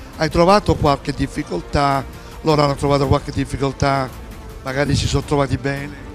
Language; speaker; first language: Italian; native; Italian